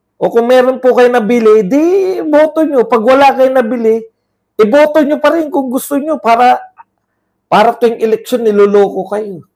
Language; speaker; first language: Filipino; non-native, local second language; Iloko